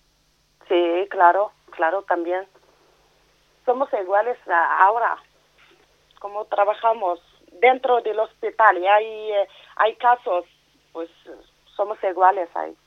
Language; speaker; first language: Spanish; non-native, learner; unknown